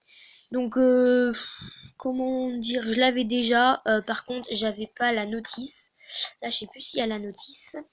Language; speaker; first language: French; native; French